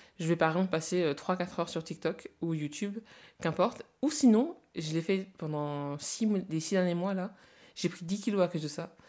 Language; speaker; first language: French; native; French